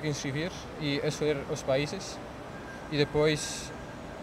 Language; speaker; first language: Portuguese; non-native, learner; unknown